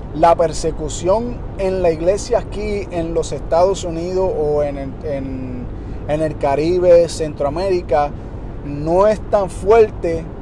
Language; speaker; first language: Spanish; early bilingual, heritage; Spanish